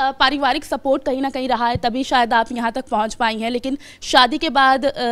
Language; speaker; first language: Hindi; native; Hindi